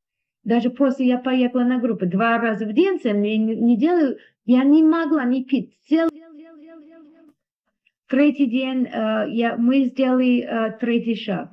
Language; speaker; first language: Russian; non-native, learner; English